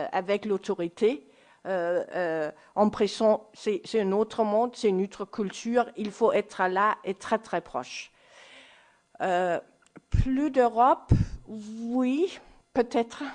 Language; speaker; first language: French; non-native, fluent; Danish